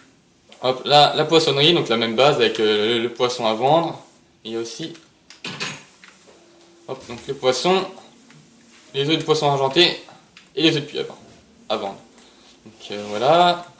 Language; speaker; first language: French; native; French